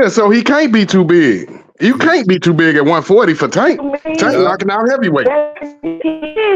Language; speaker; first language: English; native; English